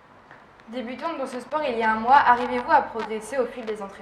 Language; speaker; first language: French; native; French